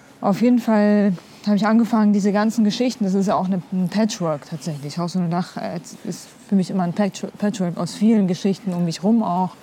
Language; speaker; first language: German; early bilingual, other home language; Kurdish